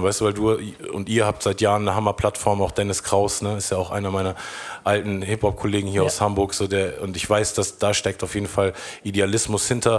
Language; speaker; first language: German; native; German